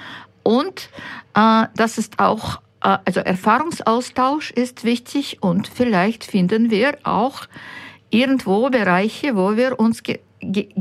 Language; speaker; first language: German; non-native, fluent; Ukrainian